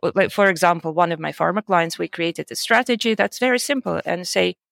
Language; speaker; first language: English; non-native, fluent; Russian